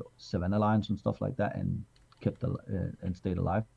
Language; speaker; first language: English; non-native, fluent; Danish